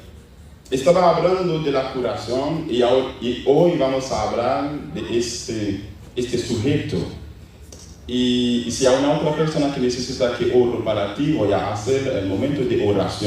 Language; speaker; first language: Spanish; non-native, learner; Haitian Creole